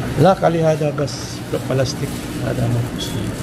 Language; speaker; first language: Arabic; non-native, learner; Filipino